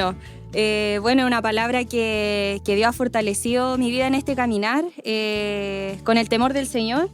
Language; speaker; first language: Spanish; native; Spanish